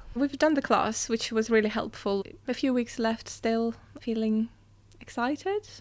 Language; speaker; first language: English; non-native, fluent; Russian